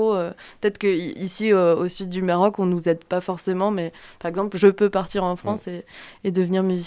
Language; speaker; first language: French; native; French